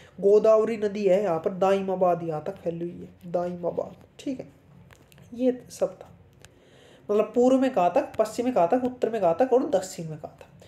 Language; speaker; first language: Hindi; native; Hindi